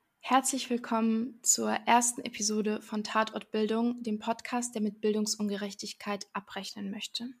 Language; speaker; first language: German; native; German